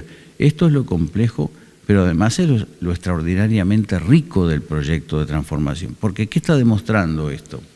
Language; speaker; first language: Spanish; native; Spanish